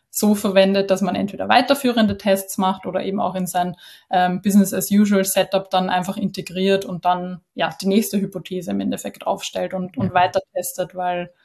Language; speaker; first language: German; native; German